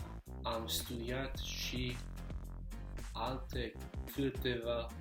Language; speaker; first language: Romanian; non-native, learner; English